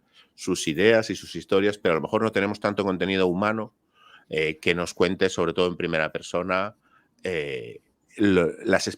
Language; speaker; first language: Spanish; native; Spanish